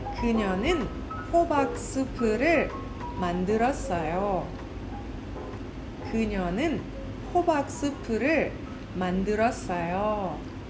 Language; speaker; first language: Korean; non-native, fluent; Thai